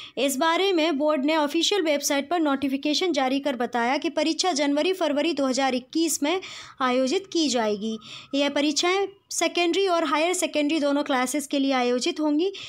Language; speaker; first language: Hindi; native; Hindi